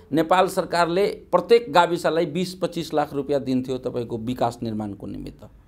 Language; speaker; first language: Nepali; non-native, local second language; Maithili